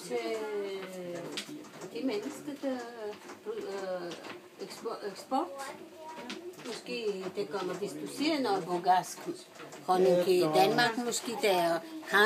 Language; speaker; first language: Danish; non-native, learner; Bulgarian